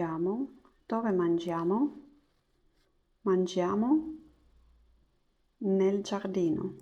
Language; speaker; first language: Italian; non-native, learner; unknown